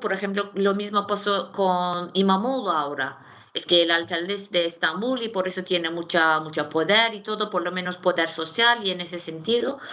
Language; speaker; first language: Spanish; non-native, fluent; Turkish